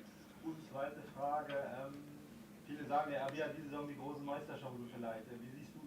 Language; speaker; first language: German; native; German